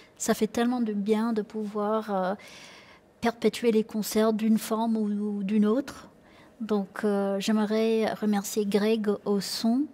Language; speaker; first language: French; non-native, local second language; English